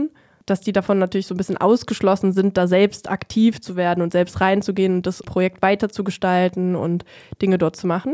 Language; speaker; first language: German; native; German